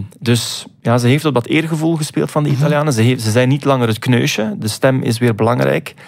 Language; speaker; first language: Dutch; native; Dutch